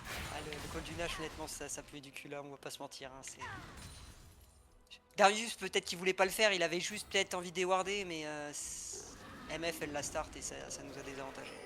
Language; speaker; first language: French; native; French